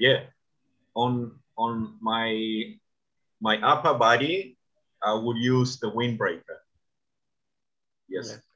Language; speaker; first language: English; non-native, fluent; Spanish